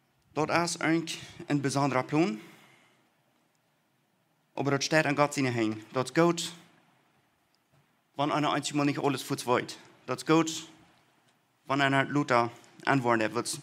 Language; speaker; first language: German; non-native, learner; Plautdietsch